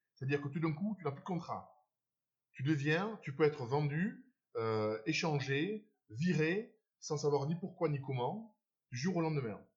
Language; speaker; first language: French; native; French